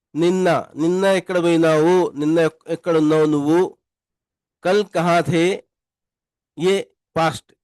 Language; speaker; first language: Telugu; non-native, local second language; Urdu